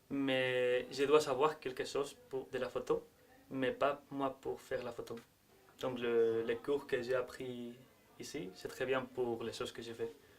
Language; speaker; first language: French; non-native, learner; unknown